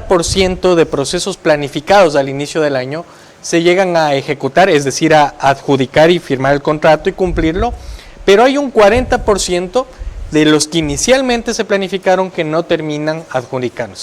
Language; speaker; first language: Spanish; native; Spanish